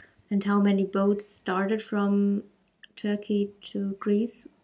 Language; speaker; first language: English; non-native, fluent; German